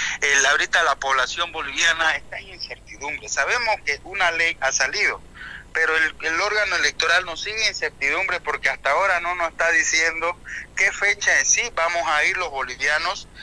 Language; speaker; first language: Spanish; native; Spanish